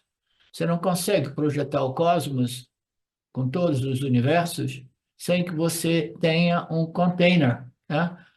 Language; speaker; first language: Portuguese; native; Portuguese